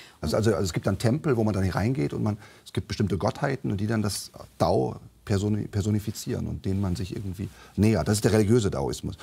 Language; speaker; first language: German; native; German